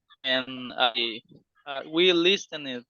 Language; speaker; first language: English; non-native, learner; Spanish